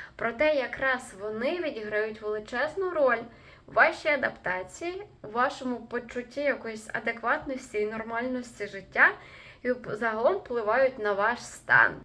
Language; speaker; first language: Ukrainian; native; Ukrainian